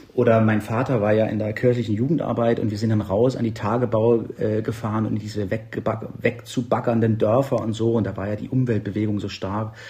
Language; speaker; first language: German; native; German